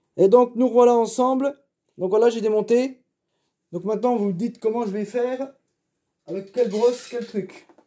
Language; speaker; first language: French; native; French